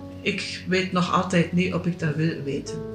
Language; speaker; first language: Dutch; non-native, fluent; German